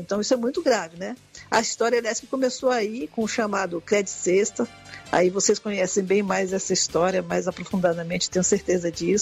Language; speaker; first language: Portuguese; native; Portuguese